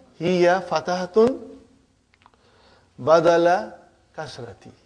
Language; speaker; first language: Arabic; non-native, fluent; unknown